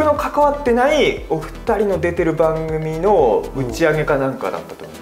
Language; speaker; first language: Japanese; native; Japanese